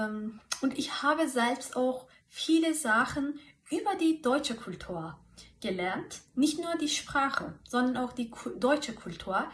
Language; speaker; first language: German; non-native, fluent; Turkish